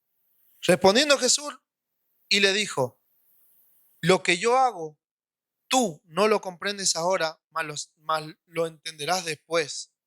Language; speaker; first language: Spanish; native; Spanish